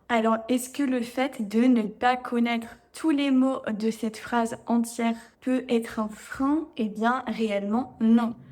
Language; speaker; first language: French; native; French